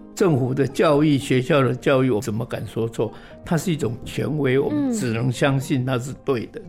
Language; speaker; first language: Chinese; native; Chinese